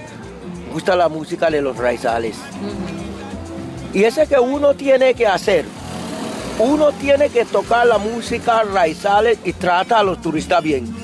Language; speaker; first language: Spanish; non-native, local second language; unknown